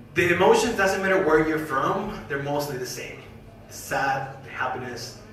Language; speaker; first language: English; non-native, fluent; Spanish